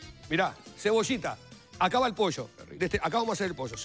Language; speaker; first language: Spanish; native; Spanish